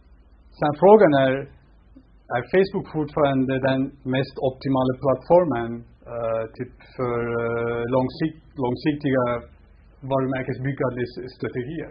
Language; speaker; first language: Swedish; non-native, fluent; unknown